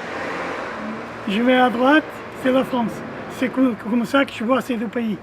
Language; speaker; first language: French; native; French